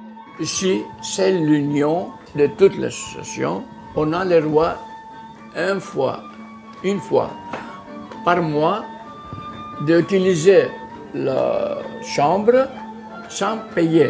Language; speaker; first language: French; non-native, fluent; Greek